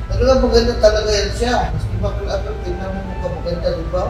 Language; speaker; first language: Filipino; non-native, local second language; Cebuano